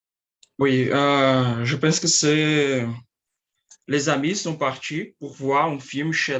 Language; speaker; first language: French; non-native, learner; Portuguese